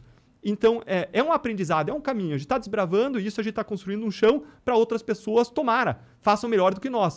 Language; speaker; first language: Portuguese; native; Portuguese